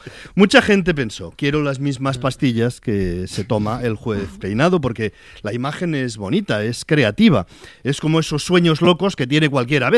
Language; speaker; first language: Spanish; native; Spanish